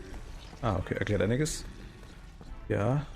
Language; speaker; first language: German; native; German